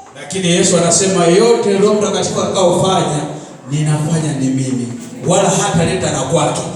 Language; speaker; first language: Swahili; non-native, local second language; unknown